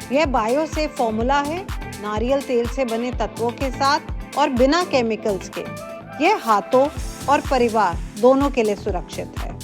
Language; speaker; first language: Hindi; non-native, local second language; Bangla